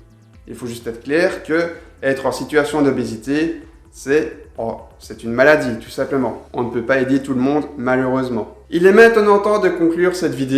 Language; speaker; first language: French; native; French